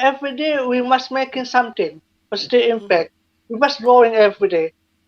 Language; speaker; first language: English; non-native, learner; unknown